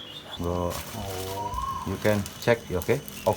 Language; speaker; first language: English; non-native, learner; Indonesian